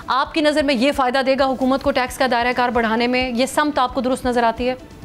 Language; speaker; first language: Urdu; native; Urdu